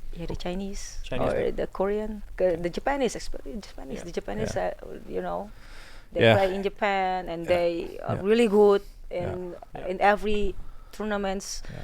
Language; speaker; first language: English; non-native, fluent; Indonesian